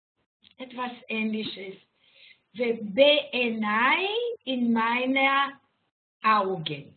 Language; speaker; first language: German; non-native, fluent; Hebrew